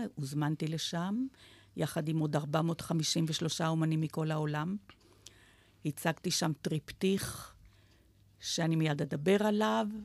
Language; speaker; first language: Hebrew; native; Hebrew